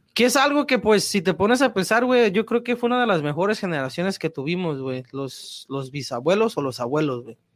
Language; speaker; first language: Spanish; early bilingual, heritage; Spanish